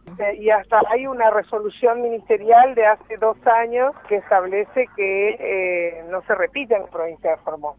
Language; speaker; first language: Spanish; native; Spanish